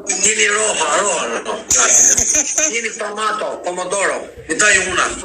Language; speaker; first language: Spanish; non-native, learner; Albanian